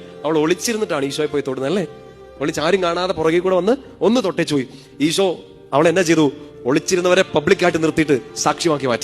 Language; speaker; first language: Malayalam; native; Malayalam